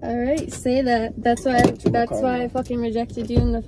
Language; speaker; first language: English; native; English